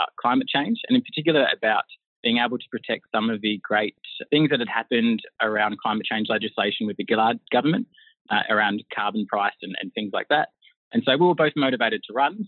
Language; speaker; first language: English; native; English